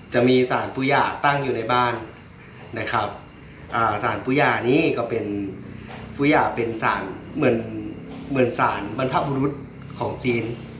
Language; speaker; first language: Thai; native; Thai